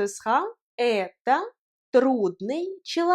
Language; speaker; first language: Russian; non-native, fluent; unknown